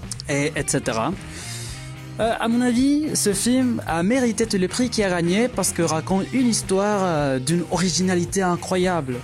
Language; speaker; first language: French; non-native, fluent; Spanish